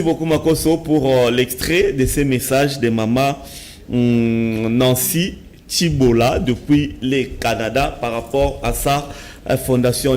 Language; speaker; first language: French; non-native, local second language; Lingala